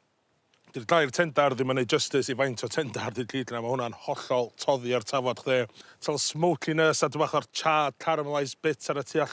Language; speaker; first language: Welsh; native; Welsh